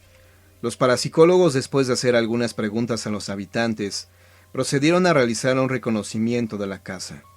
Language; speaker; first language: Spanish; native; Spanish